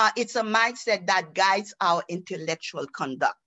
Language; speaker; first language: English; non-native, fluent; Haitian Creole